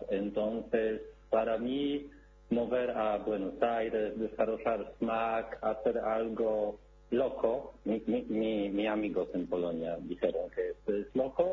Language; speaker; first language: Spanish; non-native, learner; Polish